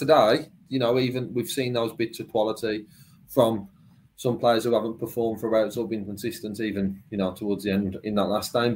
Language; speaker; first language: English; native; English